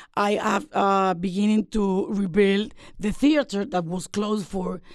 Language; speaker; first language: English; non-native, fluent; Spanish